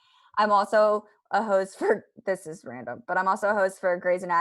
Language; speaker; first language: English; native; English